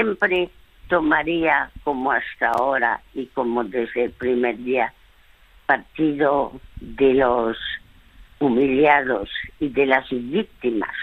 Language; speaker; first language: Spanish; early bilingual, other home language; French